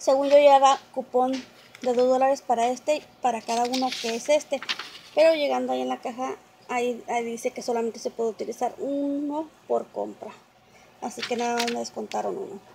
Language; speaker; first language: Spanish; native; Spanish